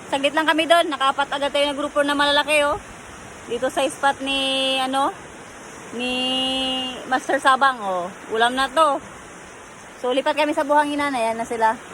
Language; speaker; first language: Filipino; native; Filipino